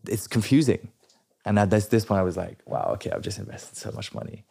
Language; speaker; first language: English; non-native, local second language; French